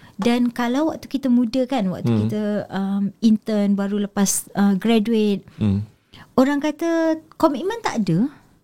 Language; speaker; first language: Malay; native; Malay